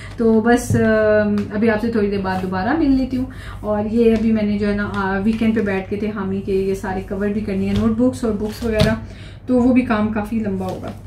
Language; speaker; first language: Urdu; native; Urdu